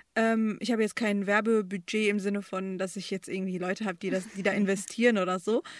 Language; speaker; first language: German; early bilingual, other home language; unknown